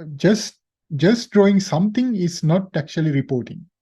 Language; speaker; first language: English; non-native, local second language; Sinhala